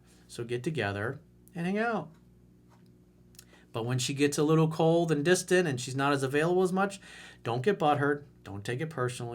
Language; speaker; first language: English; native; English